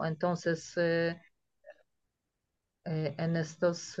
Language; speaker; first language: Spanish; non-native, fluent; Polish